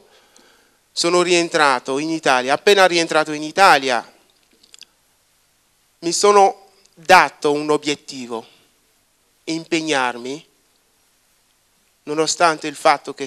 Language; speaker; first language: Italian; non-native, fluent; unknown